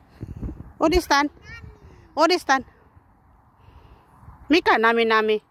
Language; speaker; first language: Finnish; non-native, learner; Cebuano